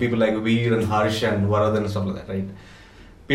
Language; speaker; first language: English; non-native, local second language; Konkani